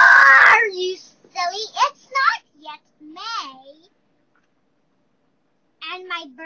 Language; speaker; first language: English; non-native, learner; Chinese